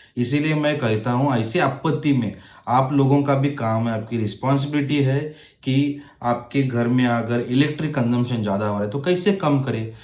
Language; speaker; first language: Hindi; non-native, local second language; Marathi